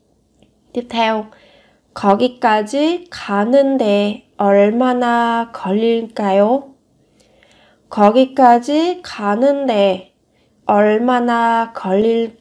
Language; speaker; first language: Korean; non-native, fluent; Vietnamese